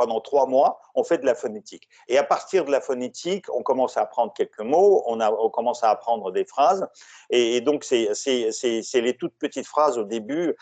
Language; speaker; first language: French; non-native, fluent; Russian